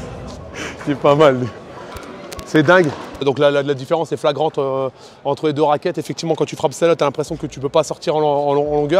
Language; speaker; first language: French; native; French